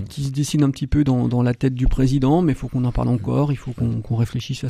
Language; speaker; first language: French; native; French